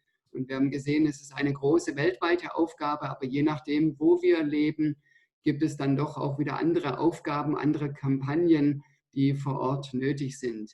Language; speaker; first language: German; native; German